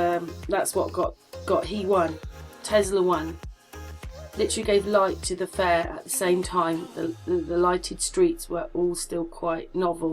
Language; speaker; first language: English; native; English